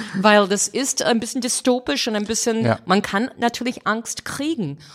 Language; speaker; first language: German; non-native, fluent; English